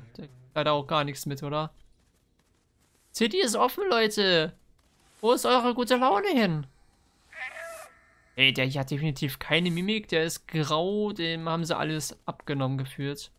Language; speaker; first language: German; native; German